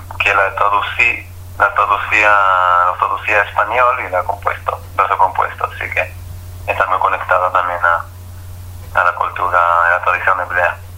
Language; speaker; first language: Spanish; non-native, fluent; Hebrew